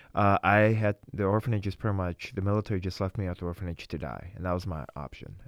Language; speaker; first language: English; early bilingual, other home language; Russian